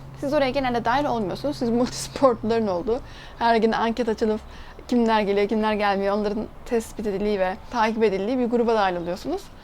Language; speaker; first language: Turkish; native; Turkish